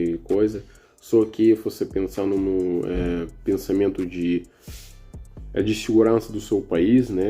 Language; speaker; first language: Portuguese; non-native, learner; Russian